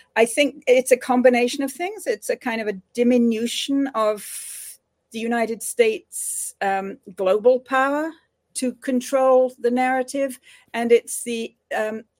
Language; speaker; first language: English; native; English